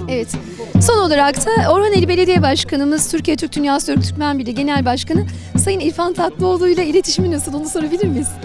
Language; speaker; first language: Turkish; native; Turkish